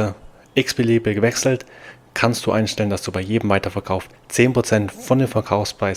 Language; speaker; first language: German; native; German